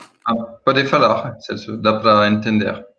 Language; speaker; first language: Portuguese; non-native, fluent; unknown